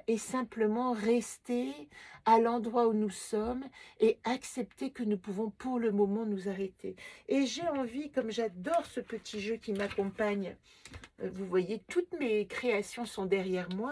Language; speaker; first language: French; native; French